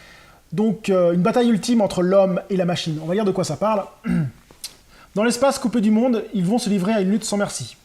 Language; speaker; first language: French; native; French